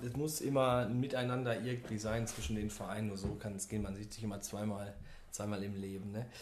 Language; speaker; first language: German; native; German